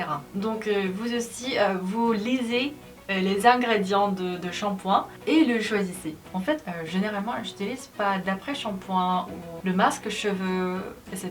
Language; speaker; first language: French; non-native, learner; Korean